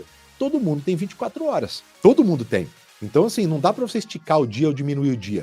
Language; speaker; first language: Portuguese; native; Portuguese